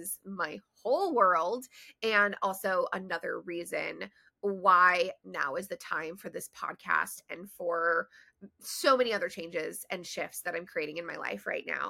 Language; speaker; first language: English; native; English